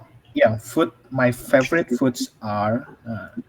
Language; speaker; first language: English; non-native, fluent; Indonesian